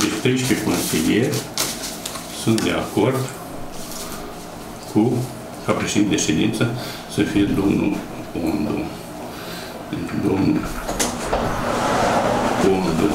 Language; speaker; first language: Romanian; native; Romanian